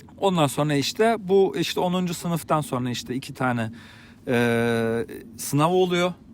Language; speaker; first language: Turkish; early bilingual, heritage; Turkish